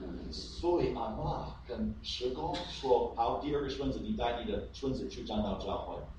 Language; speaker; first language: Chinese; non-native, fluent; English